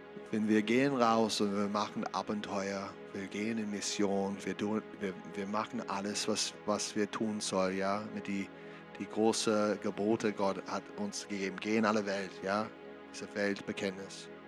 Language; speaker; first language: German; non-native, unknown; English